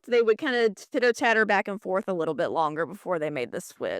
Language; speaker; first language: English; native; English